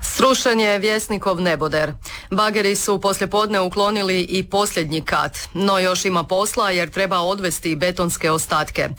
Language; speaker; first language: Croatian; native; Croatian